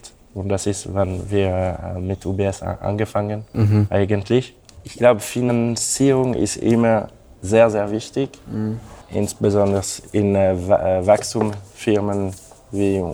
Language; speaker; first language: German; non-native, local second language; French